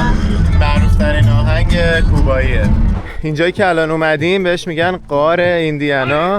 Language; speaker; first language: Persian; native; Persian